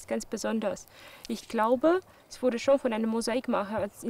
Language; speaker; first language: German; non-native, fluent; Russian